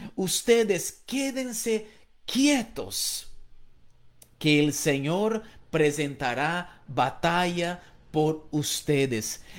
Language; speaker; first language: Spanish; non-native, fluent; Portuguese